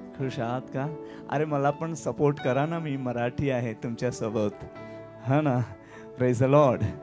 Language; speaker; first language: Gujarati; non-native, local second language; Marathi